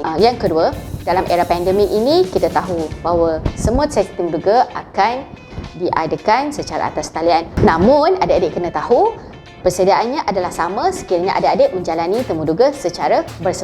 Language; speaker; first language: Malay; native; Malay